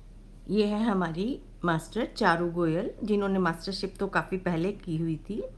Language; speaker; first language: Hindi; native; Hindi